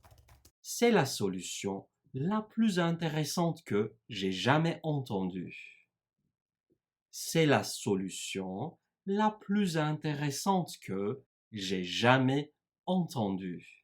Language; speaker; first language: French; non-native, fluent; Turkish